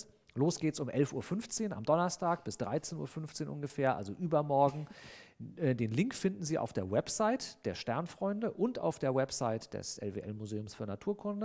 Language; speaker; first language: German; native; German